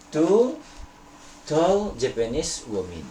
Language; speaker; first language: English; non-native, fluent; Indonesian